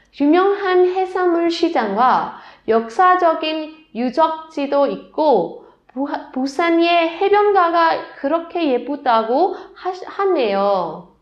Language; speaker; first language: Korean; non-native, learner; Burmese